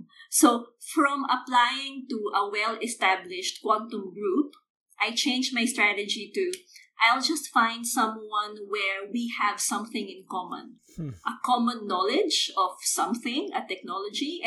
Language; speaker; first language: English; non-native, local second language; Filipino